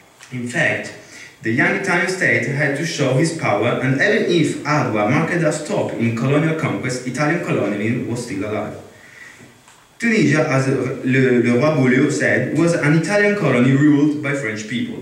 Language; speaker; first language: English; non-native, fluent; Italian